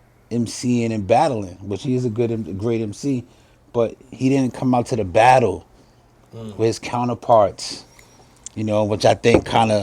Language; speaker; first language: English; native; English